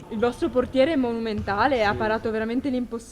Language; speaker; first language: Italian; native; Italian